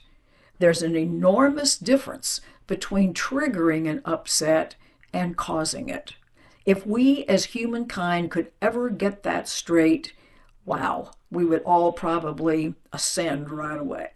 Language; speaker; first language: English; native; English